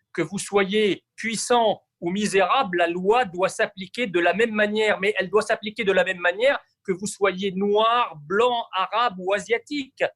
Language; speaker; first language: French; early bilingual, other home language; Arabic